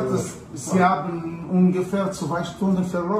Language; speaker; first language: German; non-native, learner; Malagasy